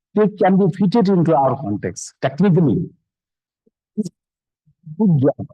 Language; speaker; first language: English; non-native, local second language; Nepali